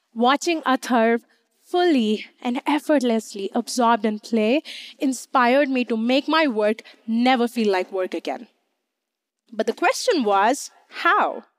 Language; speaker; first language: English; non-native, local second language; Hindi